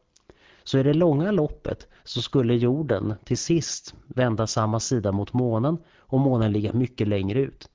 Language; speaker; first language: Swedish; native; Swedish